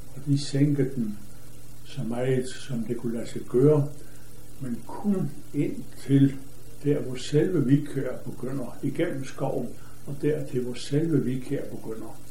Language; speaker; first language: Danish; native; Danish